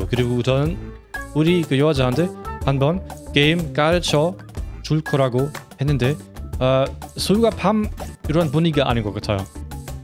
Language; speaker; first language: Korean; non-native, fluent; German